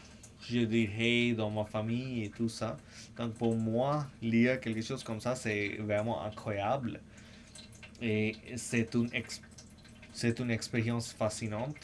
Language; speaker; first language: French; non-native, fluent; English